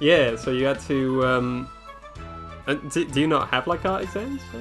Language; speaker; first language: English; native; English